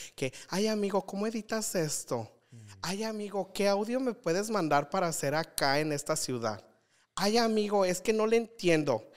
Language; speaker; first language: Spanish; native; Spanish